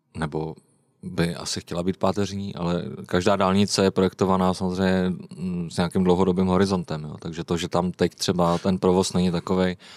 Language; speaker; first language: Czech; native; Czech